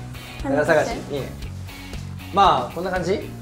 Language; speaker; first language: Japanese; native; Japanese